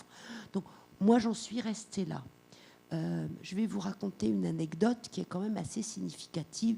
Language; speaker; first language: French; native; French